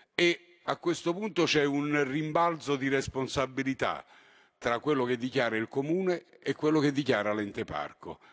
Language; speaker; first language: Italian; native; Italian